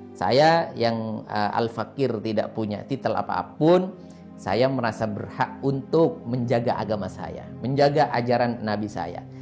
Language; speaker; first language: Indonesian; non-native, local second language; Madurese